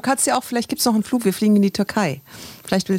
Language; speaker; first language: German; native; German